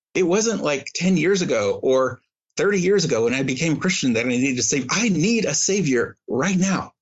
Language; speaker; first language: English; native; English